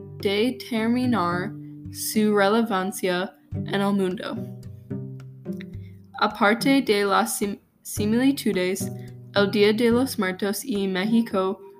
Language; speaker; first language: Spanish; non-native, learner; English